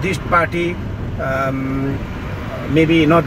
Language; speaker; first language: English; non-native, local second language; Nepali